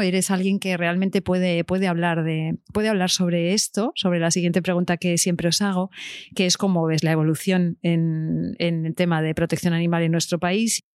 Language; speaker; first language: Spanish; native; Spanish